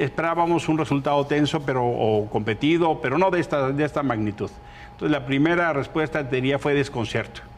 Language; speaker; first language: Spanish; native; Spanish